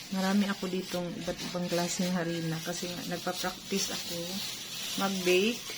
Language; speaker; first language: Filipino; non-native, local second language; Cebuano